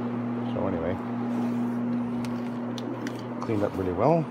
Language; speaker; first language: English; native; English